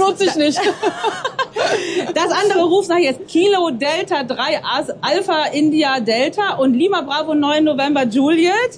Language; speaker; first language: German; native; German